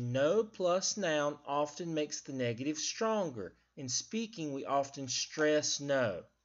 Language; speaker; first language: English; native; English